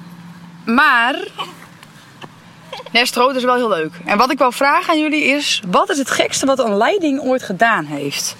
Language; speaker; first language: Dutch; native; Dutch